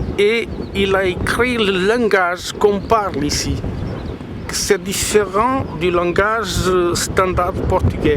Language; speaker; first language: French; non-native, fluent; Portuguese